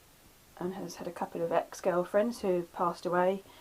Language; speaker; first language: English; native; English